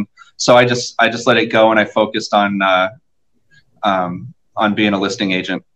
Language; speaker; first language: English; native; English